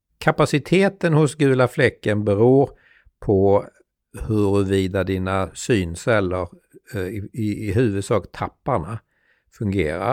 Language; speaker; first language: Swedish; native; Swedish